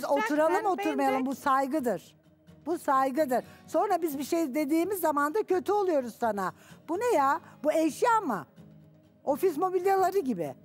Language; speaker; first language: Turkish; native; Turkish